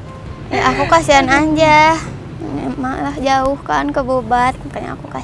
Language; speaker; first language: Indonesian; native; Indonesian